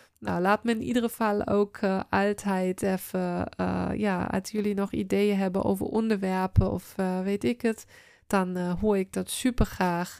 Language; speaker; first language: Dutch; non-native, fluent; German